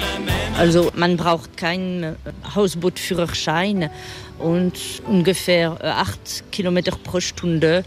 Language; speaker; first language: German; non-native, fluent; French